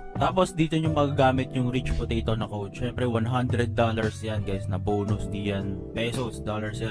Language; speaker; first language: Filipino; native; Filipino